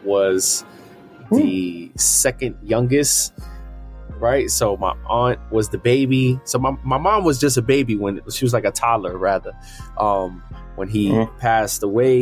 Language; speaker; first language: English; early bilingual, other home language; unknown